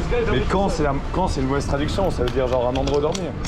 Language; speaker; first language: French; native; French